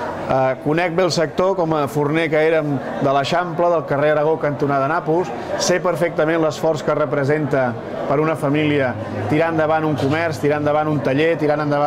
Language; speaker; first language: Catalan; native; Catalan